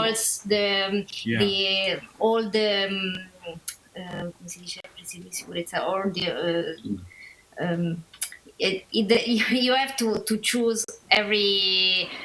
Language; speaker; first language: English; non-native, learner; Italian